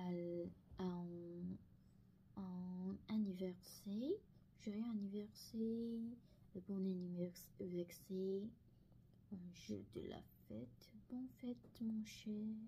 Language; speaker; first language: French; non-native, learner; Korean